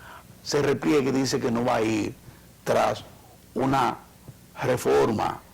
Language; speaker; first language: Spanish; native; Spanish